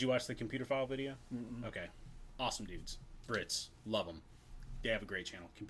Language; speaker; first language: English; native; English